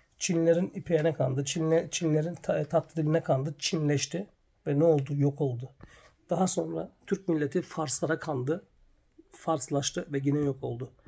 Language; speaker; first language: Turkish; native; Turkish